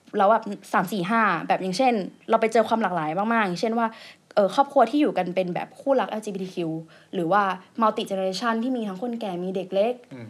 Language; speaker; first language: Thai; native; Thai